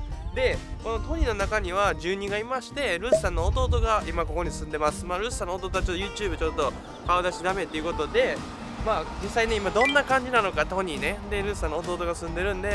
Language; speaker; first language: Japanese; native; Japanese